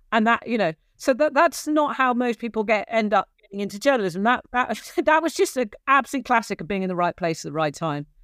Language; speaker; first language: English; native; English